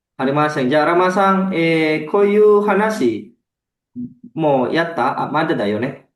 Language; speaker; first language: Japanese; non-native, fluent; Indonesian